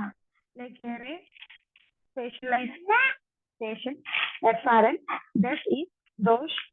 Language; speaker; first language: German; non-native, learner; Malayalam